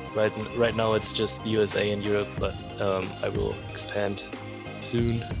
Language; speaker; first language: English; non-native, fluent; German